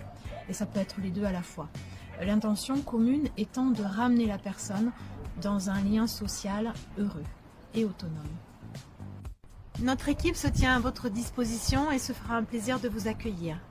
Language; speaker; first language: French; native; French